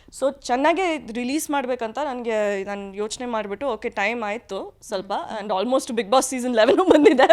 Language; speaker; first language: Kannada; early bilingual, heritage; Kannada